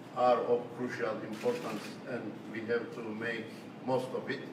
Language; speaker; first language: English; non-native, fluent; Turkish